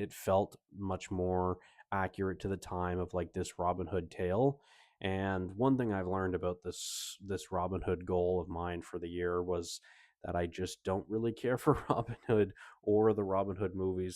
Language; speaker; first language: English; native; English